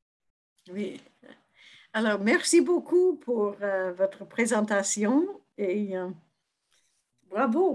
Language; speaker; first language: French; non-native, fluent; English